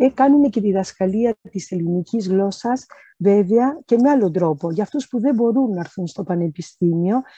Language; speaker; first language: Greek; early bilingual, other home language; Spanish